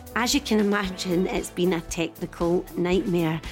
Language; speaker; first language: English; native; English